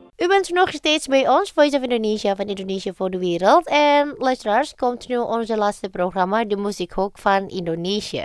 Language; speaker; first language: Dutch; non-native, fluent; Indonesian